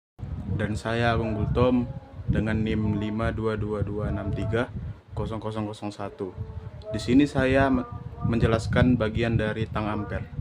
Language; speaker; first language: Indonesian; native; Indonesian